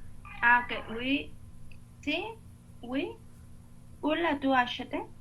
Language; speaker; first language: French; non-native, learner; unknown